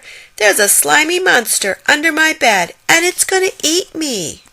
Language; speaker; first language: English; native; English